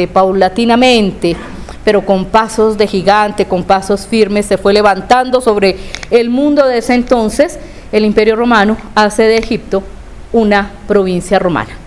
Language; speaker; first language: Spanish; native; Spanish